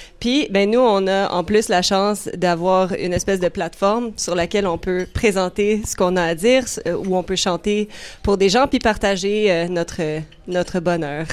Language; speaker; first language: French; native; French